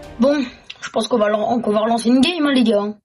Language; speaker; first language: French; native; French